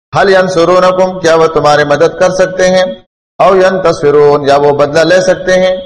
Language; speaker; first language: Urdu; non-native, local second language; Pashto